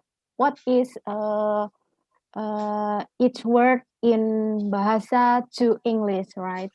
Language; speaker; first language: English; non-native, learner; Indonesian